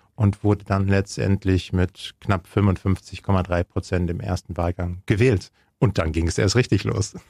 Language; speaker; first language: German; native; German